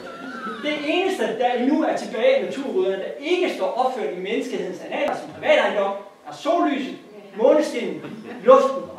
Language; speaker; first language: Danish; native; Danish